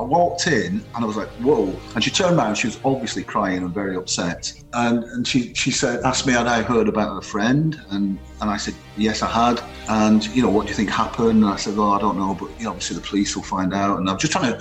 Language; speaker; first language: English; native; English